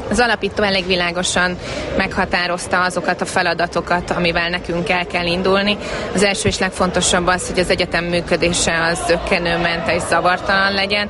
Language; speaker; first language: Hungarian; native; Hungarian